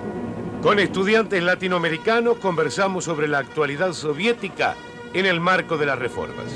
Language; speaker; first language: Spanish; native; Spanish